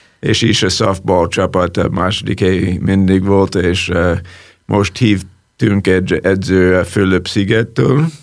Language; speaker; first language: Hungarian; non-native, learner; English